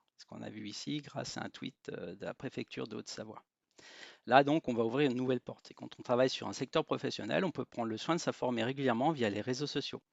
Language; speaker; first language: French; native; French